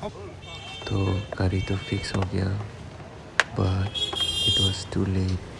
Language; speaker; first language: Hindi; non-native, local second language; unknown